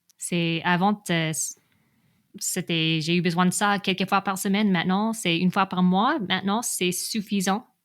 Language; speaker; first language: French; non-native, fluent; English